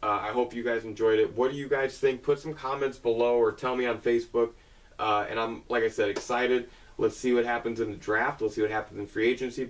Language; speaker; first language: English; native; English